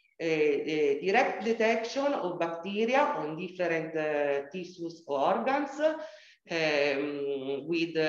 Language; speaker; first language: English; non-native, learner; Italian